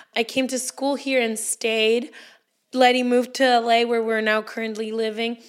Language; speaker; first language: English; early bilingual, heritage; Spanish